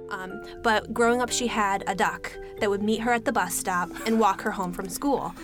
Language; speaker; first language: English; native; English